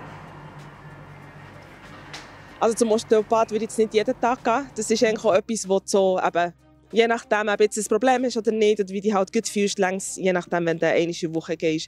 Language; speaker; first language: German; native; German